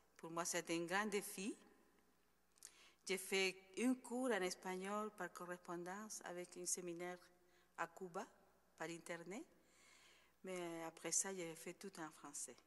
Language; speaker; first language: French; non-native, fluent; Spanish